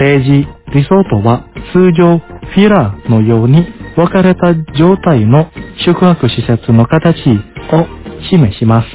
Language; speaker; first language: Japanese; non-native, fluent; Indonesian